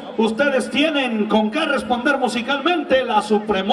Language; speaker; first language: Spanish; native; Spanish